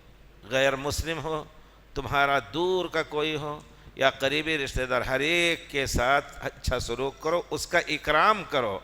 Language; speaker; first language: Urdu; native; Urdu